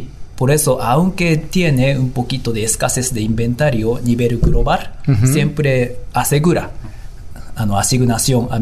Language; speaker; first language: Spanish; non-native, learner; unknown